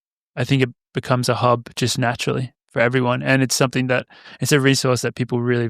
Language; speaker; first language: English; native; English